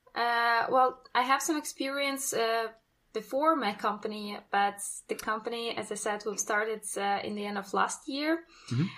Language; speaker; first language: English; non-native, fluent; Russian